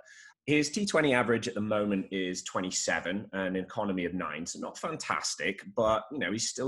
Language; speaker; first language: English; native; English